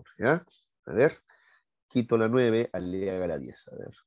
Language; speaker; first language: Spanish; native; Spanish